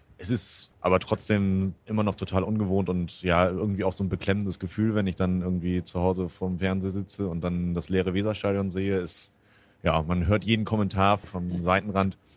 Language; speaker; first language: German; native; German